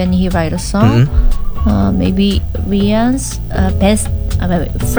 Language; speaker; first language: English; non-native, learner; Korean